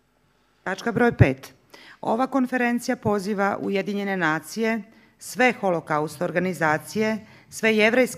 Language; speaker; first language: Croatian; native; Croatian